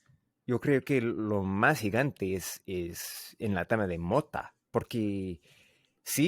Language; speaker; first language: Spanish; non-native, learner; English